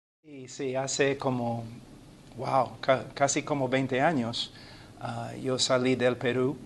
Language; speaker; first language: Spanish; non-native, fluent; English